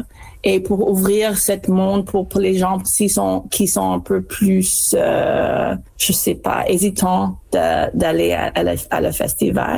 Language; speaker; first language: French; non-native, fluent; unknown